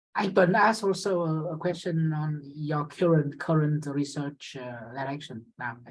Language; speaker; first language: English; non-native, fluent; Vietnamese